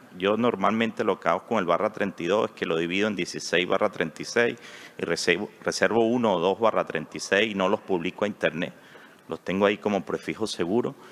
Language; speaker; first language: Spanish; native; Spanish